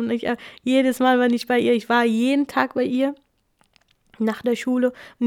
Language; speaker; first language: German; early bilingual, other home language; Kurdish